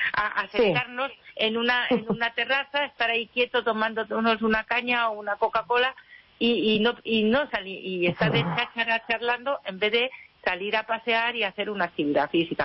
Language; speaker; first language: Spanish; native; Spanish